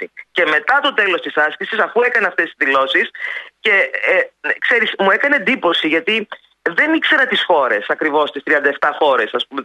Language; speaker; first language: Greek; native; Greek